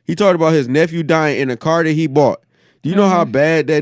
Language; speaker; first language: English; native; English